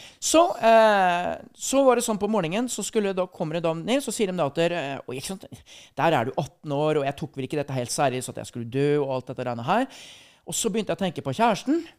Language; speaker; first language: Norwegian; native; Norwegian